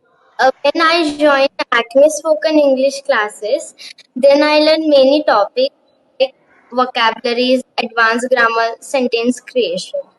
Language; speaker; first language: English; non-native, learner; Marathi